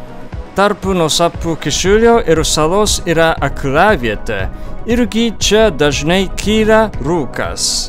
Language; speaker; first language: Lithuanian; non-native, fluent; Japanese